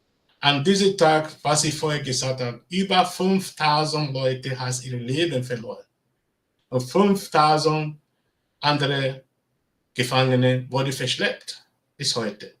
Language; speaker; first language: German; non-native, learner; Bini